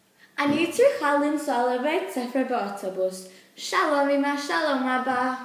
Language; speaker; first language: Hebrew; non-native, learner; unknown